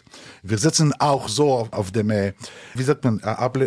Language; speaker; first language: German; non-native, learner; Hebrew